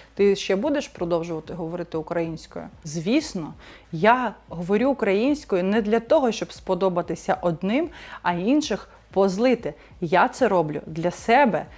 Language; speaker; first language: Ukrainian; non-native, local second language; Russian